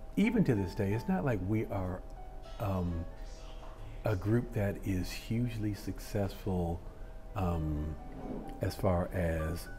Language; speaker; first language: English; native; English